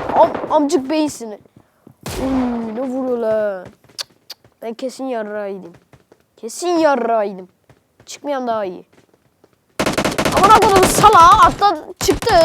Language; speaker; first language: Turkish; native; Turkish